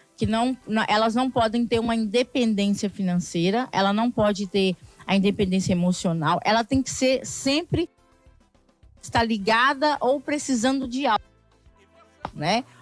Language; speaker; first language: Portuguese; native; Portuguese